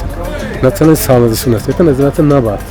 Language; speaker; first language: Russian; non-native, fluent; Tajik